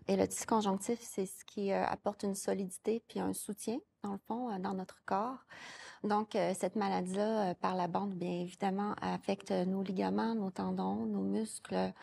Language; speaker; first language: French; native; French